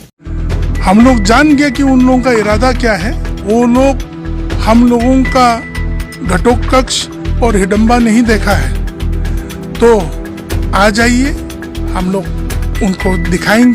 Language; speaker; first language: Hindi; non-native, local second language; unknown